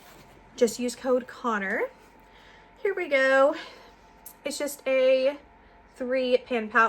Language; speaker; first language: English; native; English